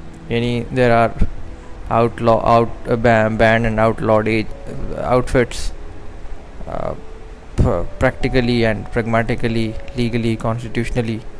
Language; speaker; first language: English; non-native, local second language; Urdu